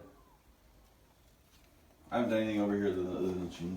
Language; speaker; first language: English; native; English